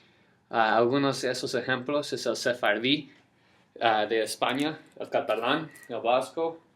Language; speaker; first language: Spanish; non-native, fluent; English